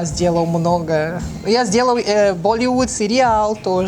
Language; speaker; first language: Russian; non-native, learner; Portuguese